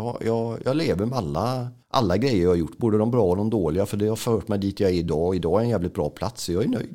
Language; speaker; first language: Swedish; native; Swedish